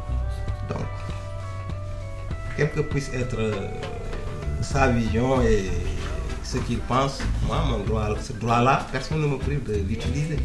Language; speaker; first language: French; non-native, local second language; Wolof